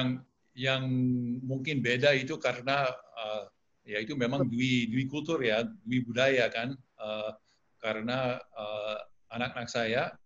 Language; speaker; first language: Indonesian; non-native, fluent; English